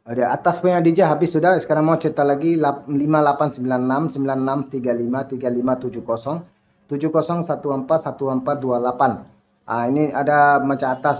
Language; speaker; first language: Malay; non-native, learner; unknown